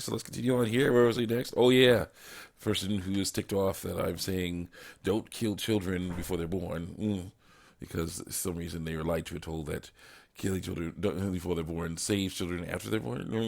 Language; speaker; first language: English; native; English